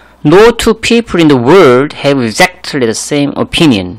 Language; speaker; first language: English; non-native, fluent; Korean